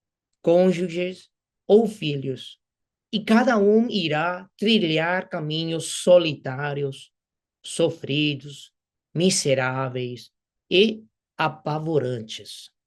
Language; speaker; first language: Portuguese; non-native, fluent; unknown